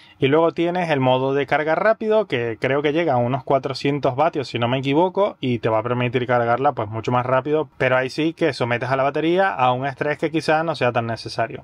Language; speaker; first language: Spanish; native; Spanish